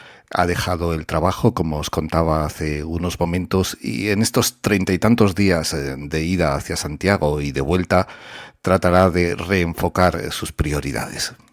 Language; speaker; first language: Spanish; native; Spanish